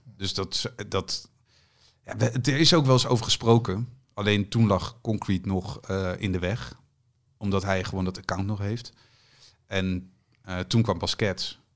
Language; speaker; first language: Dutch; native; Dutch